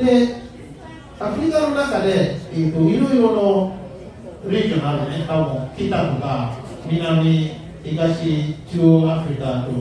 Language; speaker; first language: Japanese; non-native, learner; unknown